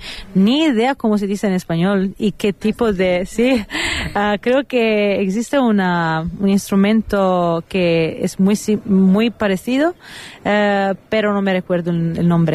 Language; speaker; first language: Spanish; non-native, fluent; Italian